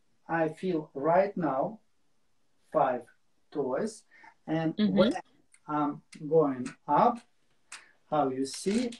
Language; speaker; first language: English; non-native, learner; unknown